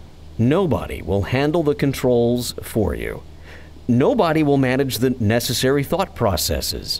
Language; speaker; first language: English; native; English